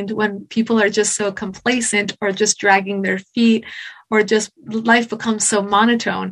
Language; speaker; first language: English; native; English